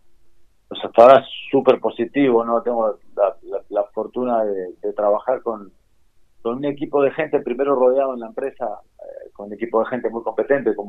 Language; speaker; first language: Spanish; native; Spanish